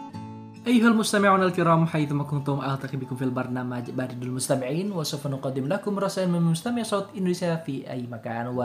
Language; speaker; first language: Arabic; non-native, fluent; Indonesian